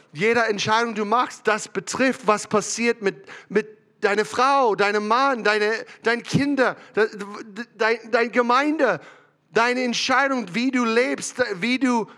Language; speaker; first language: German; non-native, learner; English